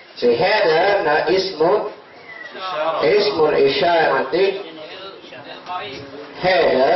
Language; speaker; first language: Arabic; non-native, fluent; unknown